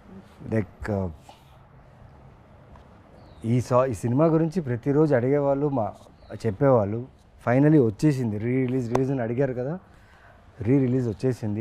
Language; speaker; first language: Telugu; native; Telugu